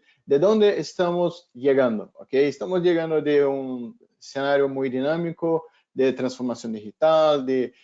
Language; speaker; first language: Spanish; non-native, fluent; Portuguese